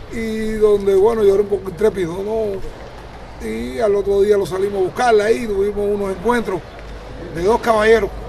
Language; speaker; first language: Spanish; native; Spanish